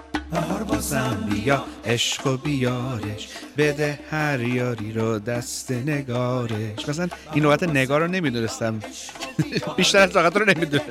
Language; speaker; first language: Persian; early bilingual, heritage; Persian